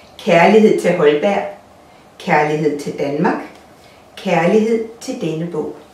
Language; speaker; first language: Danish; non-native, fluent; Russian